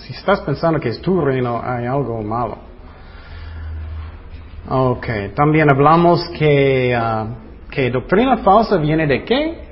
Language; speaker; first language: Spanish; non-native, fluent; English